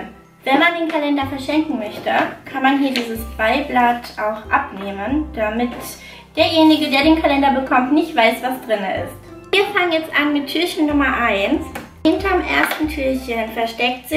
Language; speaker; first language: German; native; German